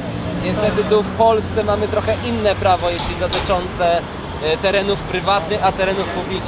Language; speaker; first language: Polish; native; Polish